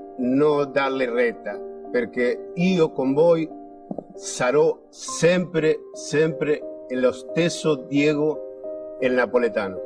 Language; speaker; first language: Italian; non-native, fluent; Spanish